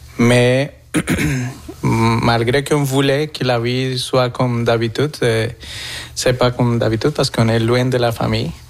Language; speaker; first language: French; non-native, fluent; Spanish